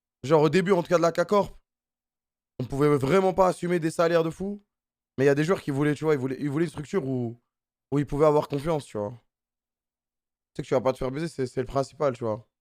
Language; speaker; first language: French; native; French